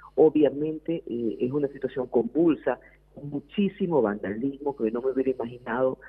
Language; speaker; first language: Spanish; native; Spanish